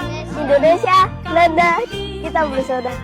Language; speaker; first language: Indonesian; non-native, learner; Dutch